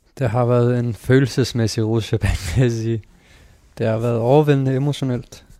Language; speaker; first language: Danish; early bilingual, other home language; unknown